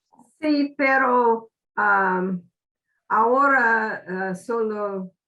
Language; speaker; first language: Spanish; non-native, learner; English